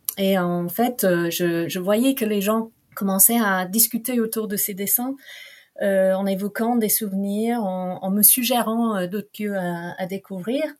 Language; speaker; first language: French; non-native, fluent; English